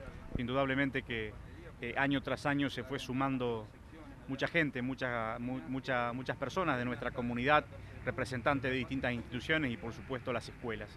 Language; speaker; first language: Spanish; native; Spanish